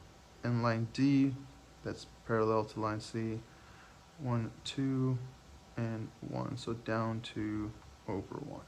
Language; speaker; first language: English; native; English